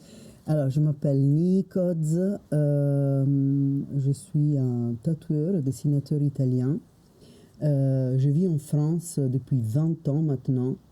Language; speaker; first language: French; non-native, fluent; Italian